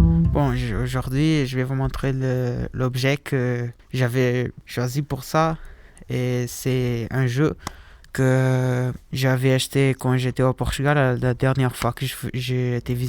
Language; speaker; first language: French; non-native, learner; Portuguese